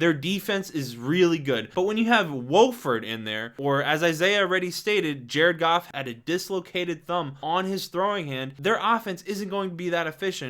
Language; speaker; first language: English; native; English